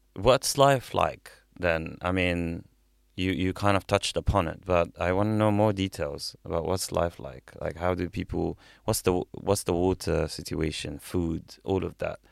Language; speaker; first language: English; non-native, fluent; Arabic